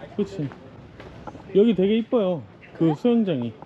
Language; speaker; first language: Korean; native; Korean